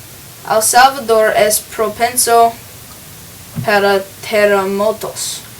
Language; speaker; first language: Spanish; non-native, learner; English